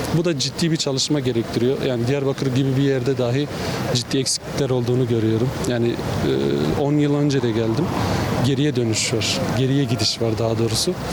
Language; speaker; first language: Turkish; non-native, local second language; Kurdish